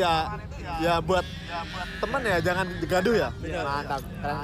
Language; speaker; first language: Indonesian; native; Indonesian